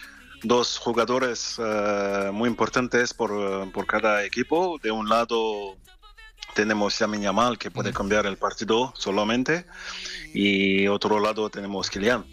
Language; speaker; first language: Spanish; non-native, fluent; French